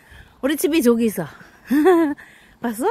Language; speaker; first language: Korean; non-native, learner; Filipino